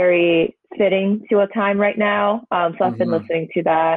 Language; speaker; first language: English; non-native, local second language; Cantonese